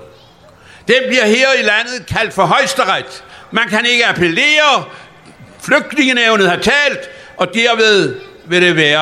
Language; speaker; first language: Danish; native; Danish